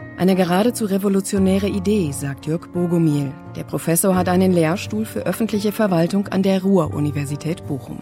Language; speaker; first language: German; native; German